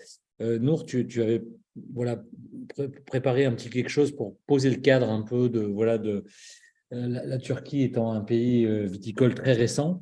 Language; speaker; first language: French; native; French